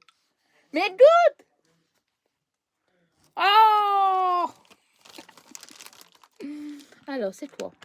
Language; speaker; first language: French; native; French